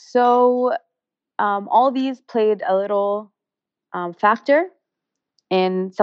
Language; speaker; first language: English; non-native, local second language; Arabic